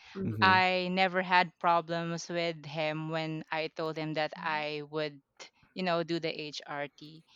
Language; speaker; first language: English; non-native, local second language; Pampanga